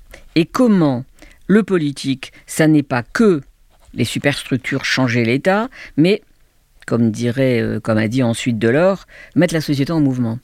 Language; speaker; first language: French; native; French